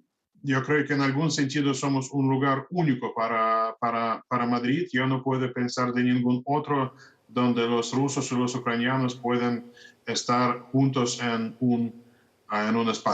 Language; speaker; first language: Spanish; non-native, fluent; Russian